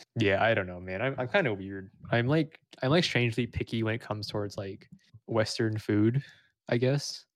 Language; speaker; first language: English; early bilingual, other home language; Vietnamese